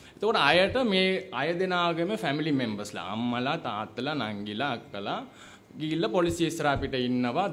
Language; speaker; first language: Sinhala; non-native, local second language; Tamil